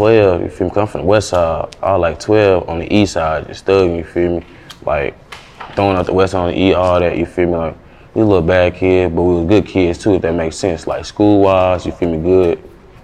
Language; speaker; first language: English; native; English